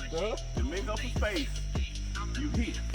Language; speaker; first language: English; native; English